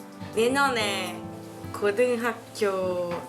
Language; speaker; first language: Korean; non-native, learner; Thai